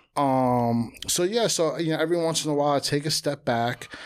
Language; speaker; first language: English; native; English